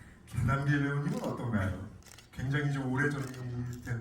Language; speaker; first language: Korean; native; Korean